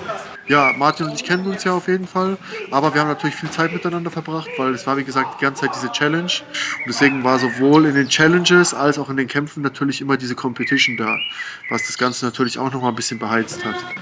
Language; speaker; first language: German; native; German